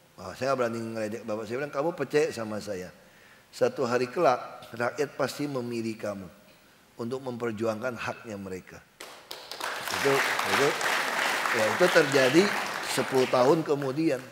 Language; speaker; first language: Indonesian; native; Indonesian